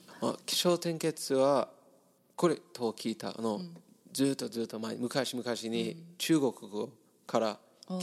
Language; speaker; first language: Japanese; non-native, learner; English